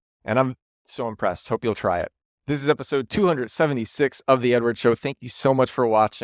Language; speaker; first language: English; native; English